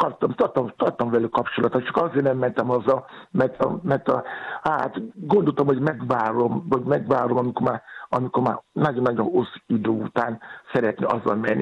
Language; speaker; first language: Hungarian; non-native, learner; Yoruba